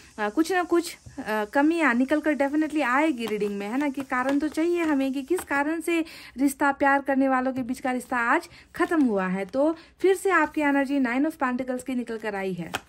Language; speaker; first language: Hindi; native; Hindi